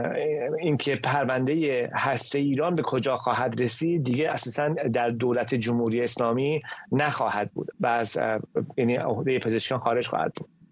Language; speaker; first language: Persian; native; Persian